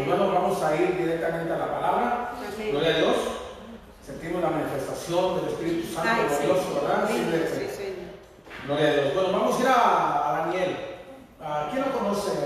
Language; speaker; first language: Spanish; native; Spanish